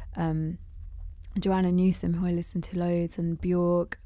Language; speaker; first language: English; native; English